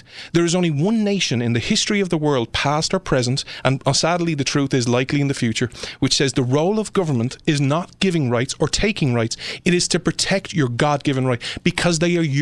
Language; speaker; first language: English; native; English